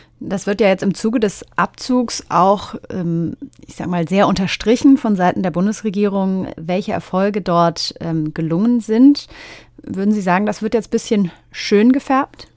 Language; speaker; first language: German; native; German